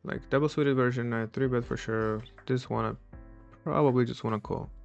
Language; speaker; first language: English; non-native, fluent; Czech